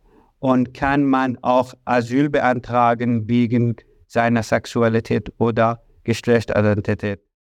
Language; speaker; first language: German; non-native, learner; Arabic